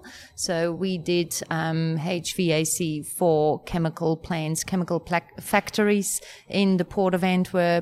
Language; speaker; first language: English; non-native, fluent; Dutch